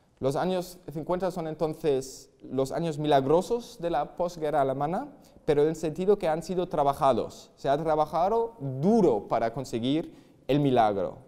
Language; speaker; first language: Spanish; non-native, fluent; German